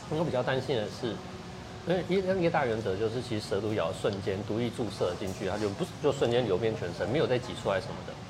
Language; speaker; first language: Chinese; native; Chinese